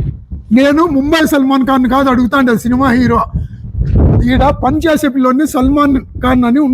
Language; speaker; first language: Telugu; native; Telugu